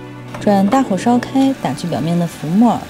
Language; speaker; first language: Chinese; native; Chinese